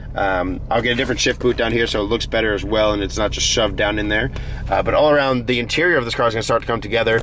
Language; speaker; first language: English; native; English